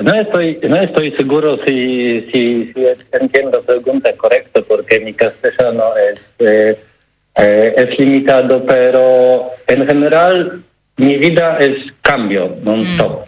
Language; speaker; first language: Spanish; non-native, learner; Polish